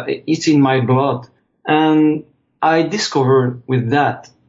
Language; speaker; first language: English; non-native, fluent; French